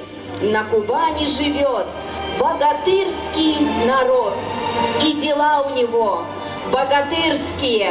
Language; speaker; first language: Russian; native; Russian